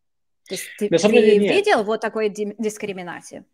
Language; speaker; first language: Russian; non-native, fluent; English